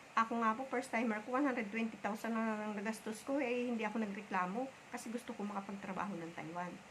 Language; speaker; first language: Filipino; non-native, local second language; Bikol